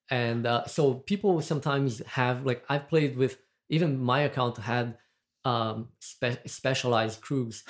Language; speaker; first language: English; non-native, fluent; Portuguese